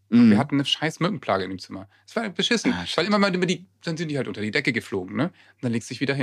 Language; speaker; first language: German; native; German